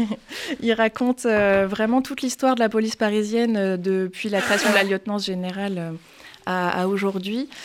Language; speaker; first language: French; native; French